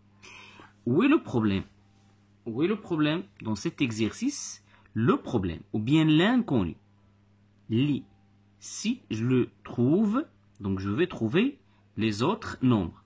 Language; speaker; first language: French; non-native, local second language; Arabic